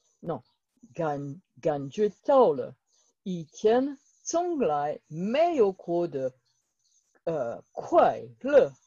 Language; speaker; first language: Chinese; non-native, learner; French